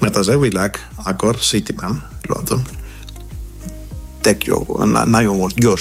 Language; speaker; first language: Hungarian; non-native, learner; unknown